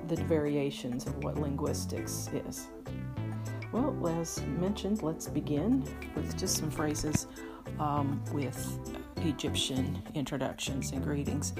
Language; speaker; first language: English; native; English